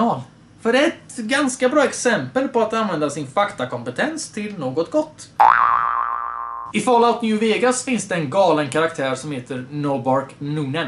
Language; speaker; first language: Swedish; early bilingual, other home language; Bosnian